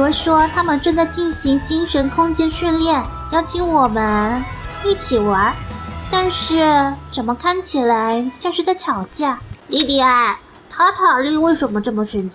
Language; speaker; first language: Chinese; native; Chinese